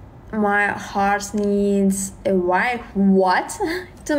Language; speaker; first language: English; non-native, learner; Russian